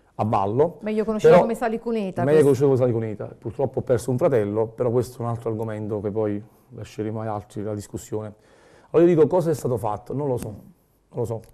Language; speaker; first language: Italian; native; Italian